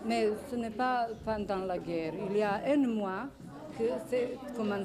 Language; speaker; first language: French; non-native, learner; Bosnian